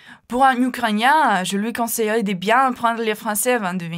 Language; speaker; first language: French; non-native, fluent; Ukrainian